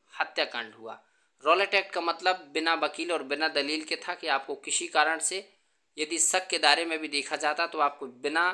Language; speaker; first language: Hindi; native; Hindi